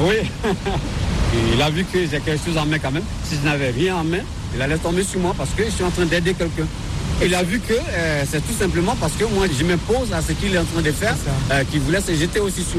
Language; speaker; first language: French; non-native, fluent; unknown